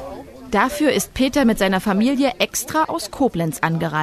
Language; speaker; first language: German; native; German